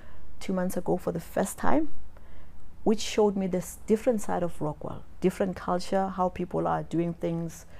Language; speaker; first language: English; non-native, local second language; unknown